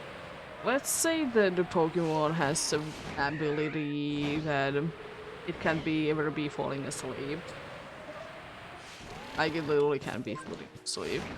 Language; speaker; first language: English; non-native, fluent; Finnish